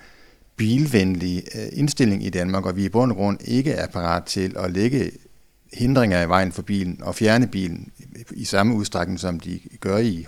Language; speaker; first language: Danish; native; Danish